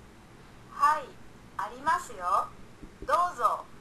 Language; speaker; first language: Japanese; non-native, learner; Indonesian